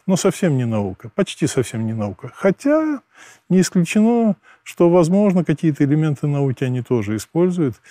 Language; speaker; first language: Russian; native; Russian